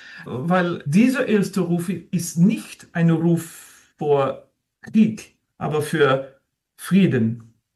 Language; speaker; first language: German; non-native, learner; French